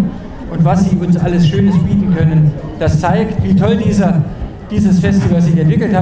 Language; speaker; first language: German; native; German